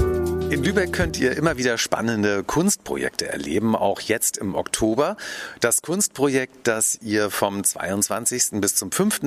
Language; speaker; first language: German; native; German